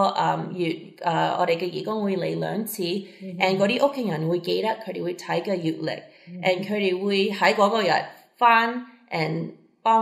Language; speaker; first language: Cantonese; early bilingual, heritage; Cantonese